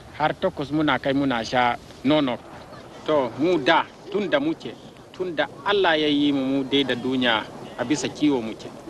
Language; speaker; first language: Hausa; non-native, local second language; Fula